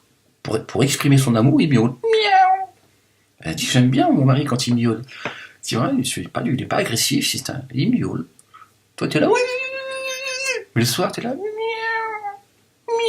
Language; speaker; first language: French; native; French